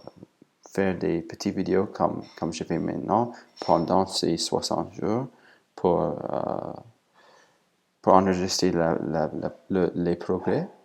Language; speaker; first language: French; non-native, learner; English